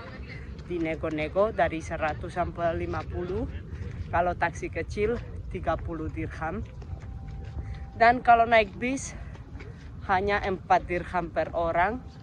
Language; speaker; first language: Indonesian; non-native, fluent; Spanish